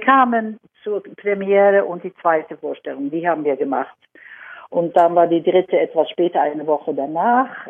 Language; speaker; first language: German; non-native, fluent; Swedish